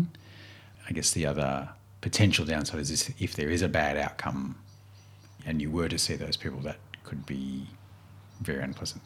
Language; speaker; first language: English; native; English